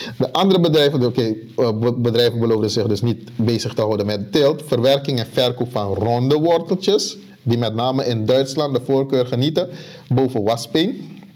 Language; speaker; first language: Dutch; native; Dutch